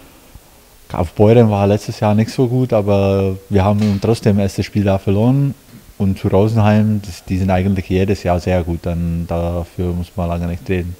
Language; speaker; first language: German; non-native, fluent; Czech